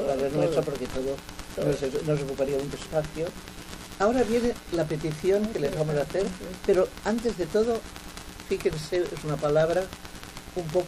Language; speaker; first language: Spanish; non-native, local second language; Catalan